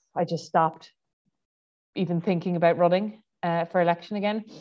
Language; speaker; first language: English; native; English